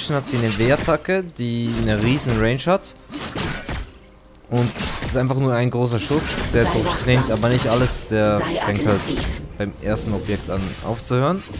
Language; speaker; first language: German; native; German